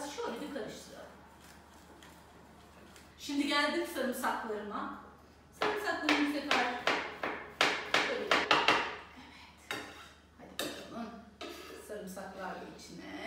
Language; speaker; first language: Turkish; native; Turkish